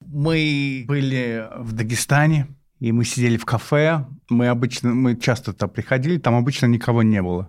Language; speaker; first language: Russian; non-native, fluent; English